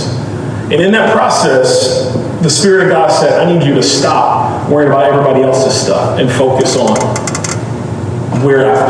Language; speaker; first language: English; native; English